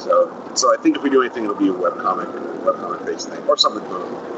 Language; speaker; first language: English; native; English